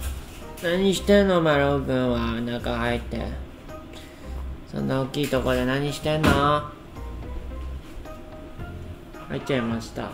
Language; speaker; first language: Japanese; native; Japanese